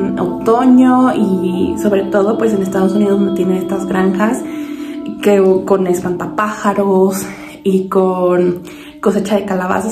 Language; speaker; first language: Spanish; native; Spanish